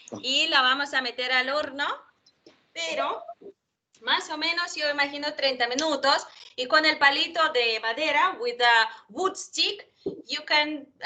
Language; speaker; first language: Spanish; non-native, fluent; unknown